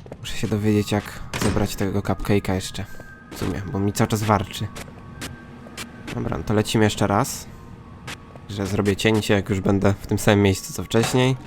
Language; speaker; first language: Polish; native; Polish